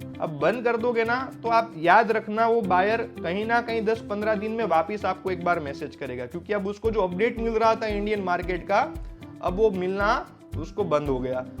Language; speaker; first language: Hindi; non-native, local second language; Gujarati